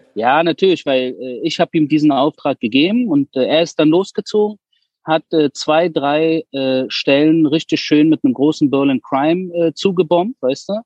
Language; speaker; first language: German; early bilingual, other home language; Persian